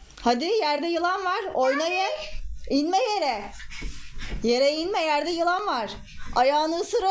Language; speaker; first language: Turkish; native; Turkish